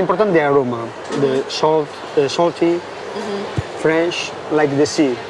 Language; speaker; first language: English; non-native, learner; Spanish